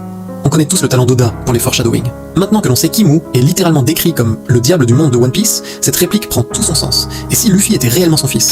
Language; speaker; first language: French; native; French